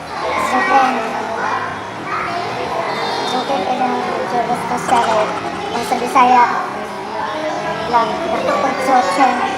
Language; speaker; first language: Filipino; non-native, local second language; Cebuano